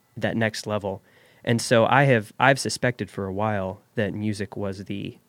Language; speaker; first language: English; native; English